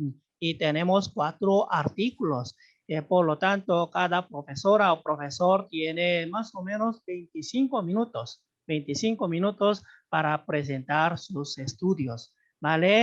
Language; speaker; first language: Spanish; non-native, fluent; Korean